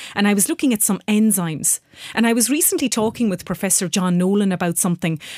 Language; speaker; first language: English; native; English